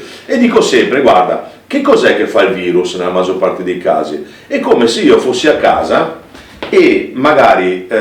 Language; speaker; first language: Italian; native; Italian